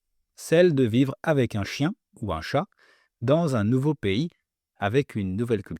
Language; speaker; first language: French; native; French